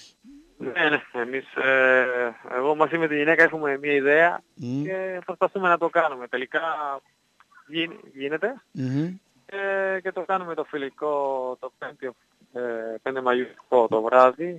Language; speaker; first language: Greek; non-native, learner; Spanish